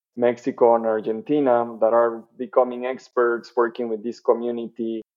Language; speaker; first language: English; non-native, fluent; Spanish